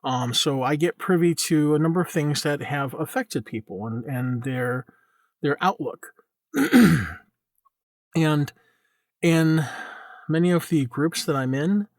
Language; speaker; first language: English; native; English